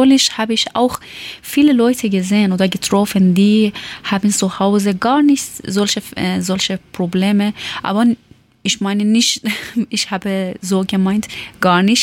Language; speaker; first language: German; non-native, learner; Persian